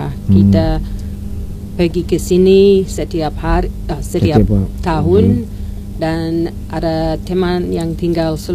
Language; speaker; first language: Indonesian; non-native, learner; English